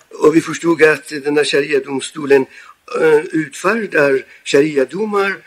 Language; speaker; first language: Swedish; non-native, fluent; Persian